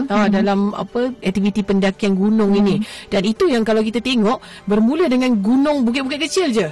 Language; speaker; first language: Malay; native; Malay